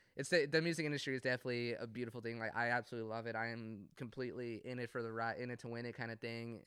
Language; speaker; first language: English; native; English